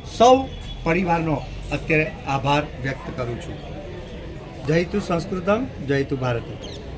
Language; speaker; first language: Gujarati; native; Gujarati